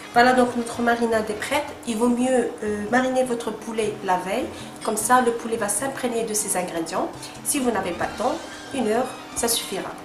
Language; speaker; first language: French; non-native, local second language; Arabic